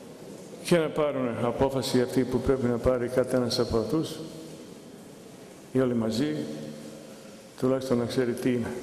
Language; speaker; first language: Greek; non-native, fluent; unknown